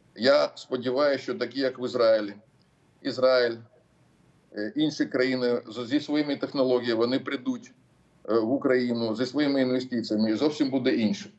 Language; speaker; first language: Ukrainian; non-native, local second language; Russian